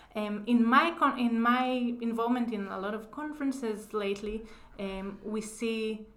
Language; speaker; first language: English; non-native, fluent; Hebrew